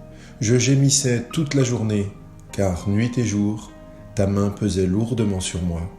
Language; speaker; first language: French; native; French